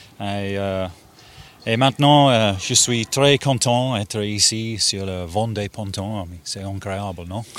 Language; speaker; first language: French; non-native, learner; English